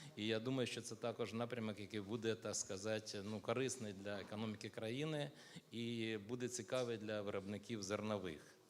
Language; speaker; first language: Ukrainian; native; Ukrainian